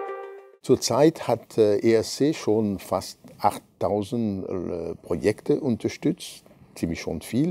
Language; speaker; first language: German; non-native, fluent; French